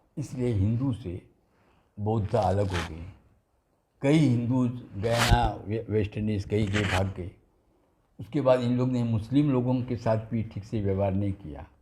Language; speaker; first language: Hindi; non-native, local second language; Gujarati